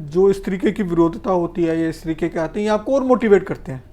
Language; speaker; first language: Hindi; non-native, local second language; Punjabi